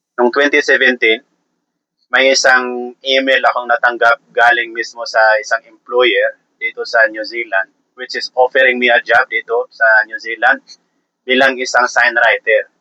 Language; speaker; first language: Filipino; non-native, local second language; Cebuano